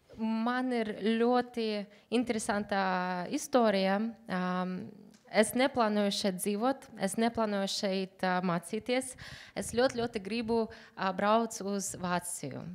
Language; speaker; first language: Latvian; non-native, learner; Uzbek